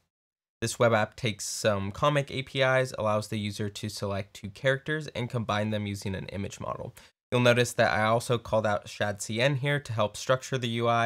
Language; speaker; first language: English; native; English